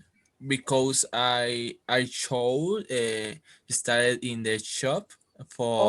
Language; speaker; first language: English; non-native, learner; Spanish